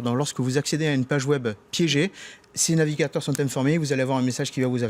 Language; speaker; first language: French; native; French